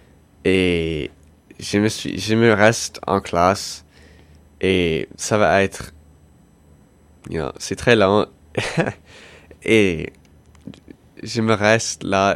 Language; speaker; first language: French; non-native, local second language; English